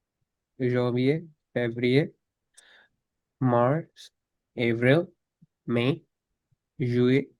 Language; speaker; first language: French; non-native, learner; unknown